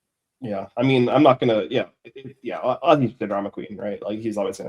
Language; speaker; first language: English; native; English